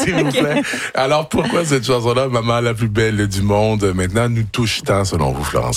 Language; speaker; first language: French; native; French